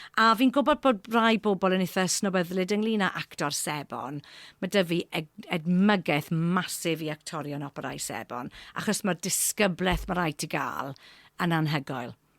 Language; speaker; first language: Welsh; non-native, local second language; English